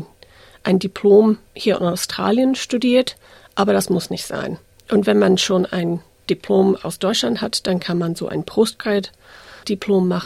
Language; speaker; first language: German; non-native, fluent; English